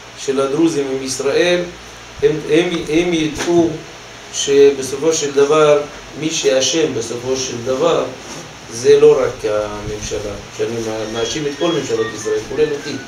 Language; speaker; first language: Hebrew; non-native, local second language; Arabic